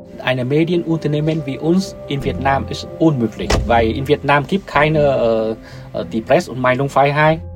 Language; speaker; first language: German; non-native, learner; Vietnamese